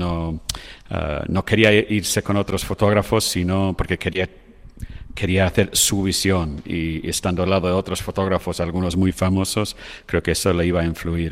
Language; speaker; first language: Spanish; non-native, fluent; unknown